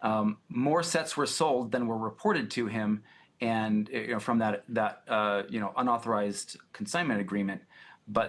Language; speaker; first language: English; native; English